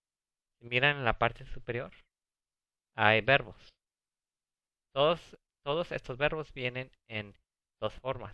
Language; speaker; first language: Spanish; early bilingual, other home language; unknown